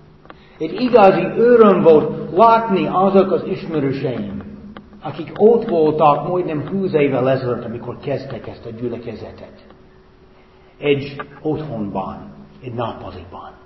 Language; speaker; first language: Hungarian; non-native, fluent; English